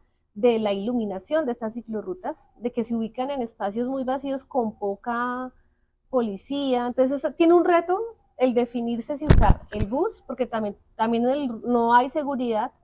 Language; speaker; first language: Spanish; native; Spanish